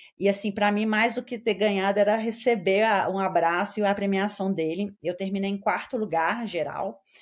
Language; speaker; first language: Portuguese; native; Portuguese